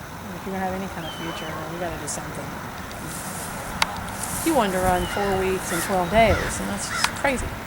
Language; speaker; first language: English; native; English